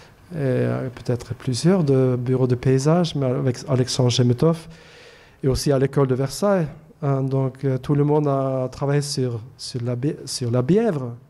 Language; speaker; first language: French; non-native, fluent; Norwegian